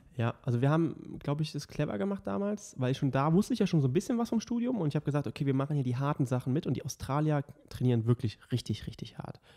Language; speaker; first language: German; native; German